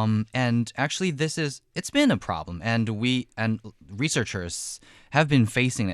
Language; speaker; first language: English; non-native, fluent; Chinese